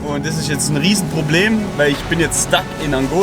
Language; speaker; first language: German; native; German